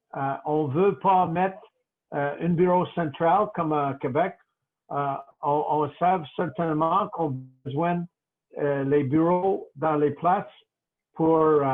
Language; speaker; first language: French; non-native, local second language; English